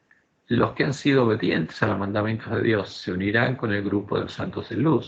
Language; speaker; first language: Spanish; native; Spanish